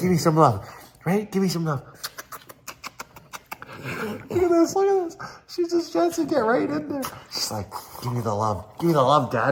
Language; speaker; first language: English; native; English